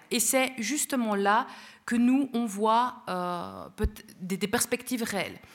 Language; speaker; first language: French; early bilingual, other home language; Spanish